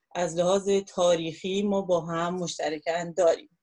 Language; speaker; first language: Persian; non-native, local second language; Kurdish